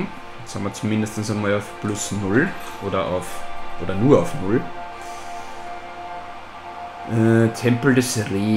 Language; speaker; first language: German; native; German